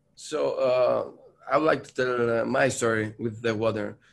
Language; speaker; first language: English; non-native, learner; Greek